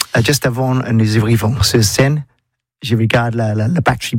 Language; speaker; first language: French; non-native, learner; English